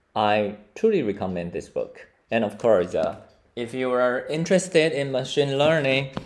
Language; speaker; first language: English; non-native, fluent; Chinese